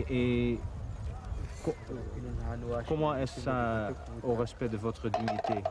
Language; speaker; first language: French; non-native, fluent; Dutch